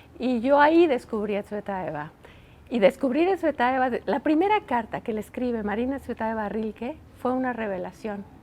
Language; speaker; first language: Spanish; native; Spanish